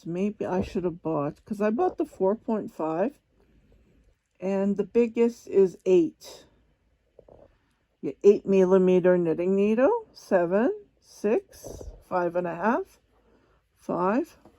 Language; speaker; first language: English; non-native, fluent; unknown